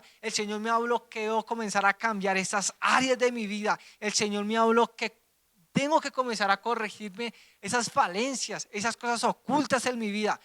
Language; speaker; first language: Spanish; native; Spanish